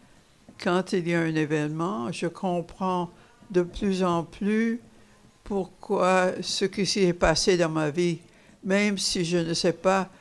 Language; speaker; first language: French; non-native, fluent; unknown